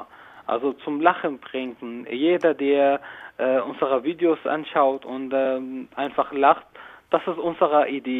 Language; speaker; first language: German; non-native, learner; Arabic